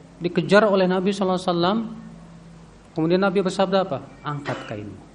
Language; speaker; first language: Indonesian; native; Indonesian